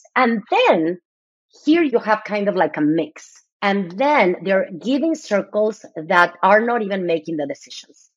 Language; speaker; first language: English; non-native, fluent; Spanish